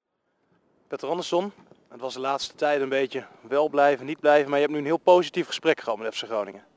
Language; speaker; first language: Dutch; native; Dutch